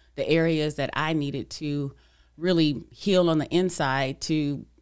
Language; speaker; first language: English; native; English